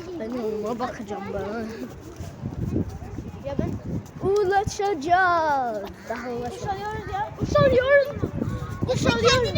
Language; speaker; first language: Turkish; early bilingual, heritage; Turkish